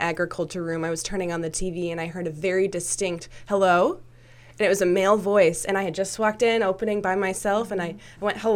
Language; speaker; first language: English; native; English